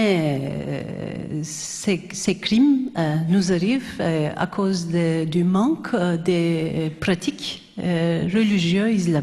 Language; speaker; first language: French; non-native, fluent; Turkish